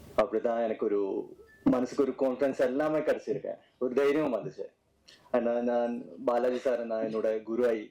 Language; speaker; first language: Tamil; non-native, learner; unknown